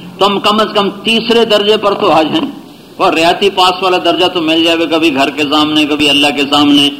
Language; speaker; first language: Urdu; non-native, local second language; Punjabi